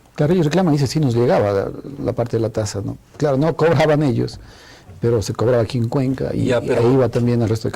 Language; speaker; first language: Spanish; native; Spanish